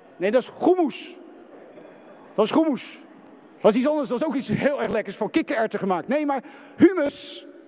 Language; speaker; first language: Dutch; native; Dutch